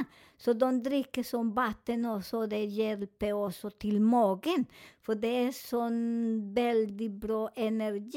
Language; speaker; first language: Swedish; non-native, learner; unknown